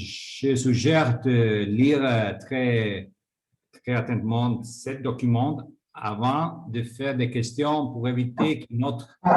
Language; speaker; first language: French; non-native, fluent; Spanish